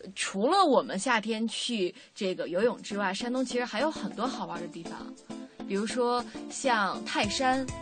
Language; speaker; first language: Chinese; native; Chinese